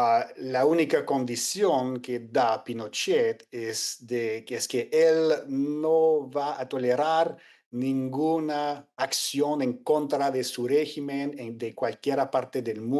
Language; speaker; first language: Spanish; non-native, fluent; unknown